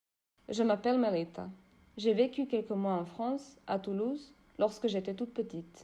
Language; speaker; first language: French; non-native, fluent; Croatian